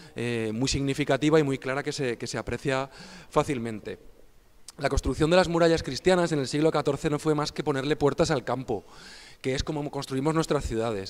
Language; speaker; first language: Spanish; native; Spanish